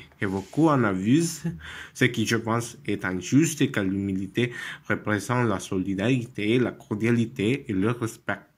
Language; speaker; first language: French; non-native, learner; Spanish